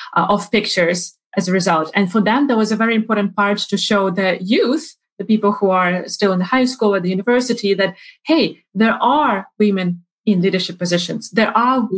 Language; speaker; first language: English; non-native, fluent; Ukrainian